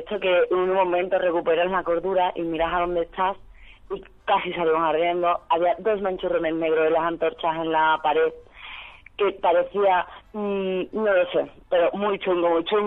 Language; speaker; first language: Spanish; native; Spanish